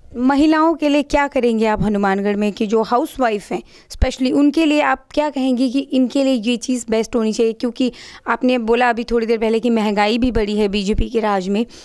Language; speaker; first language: Hindi; native; Hindi